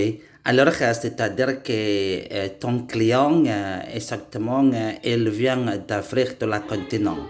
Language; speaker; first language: French; non-native, learner; Indonesian